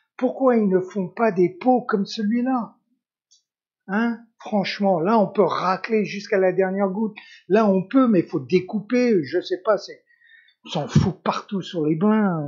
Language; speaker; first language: French; native; French